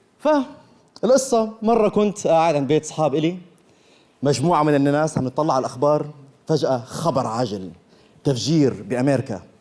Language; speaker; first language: Arabic; early bilingual, other home language; Korean